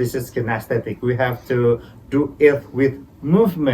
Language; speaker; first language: English; non-native, fluent; Indonesian